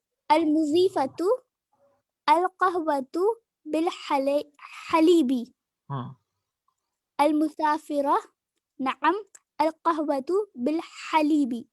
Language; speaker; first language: Arabic; non-native, learner; Urdu